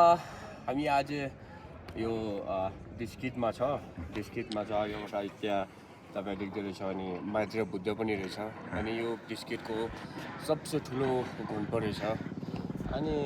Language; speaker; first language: Nepali; non-native, learner; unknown